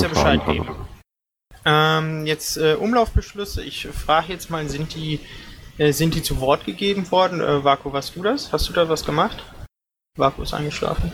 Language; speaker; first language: German; native; German